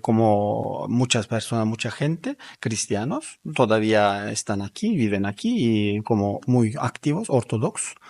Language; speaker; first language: Spanish; non-native, learner; Turkish